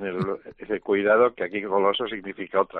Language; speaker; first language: Spanish; native; Spanish